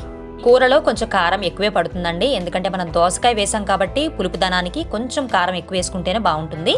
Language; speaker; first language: Telugu; native; Telugu